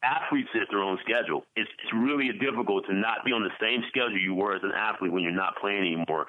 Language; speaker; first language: English; native; English